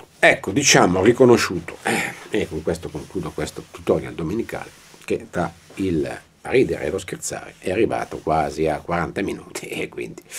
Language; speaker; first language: Italian; native; Italian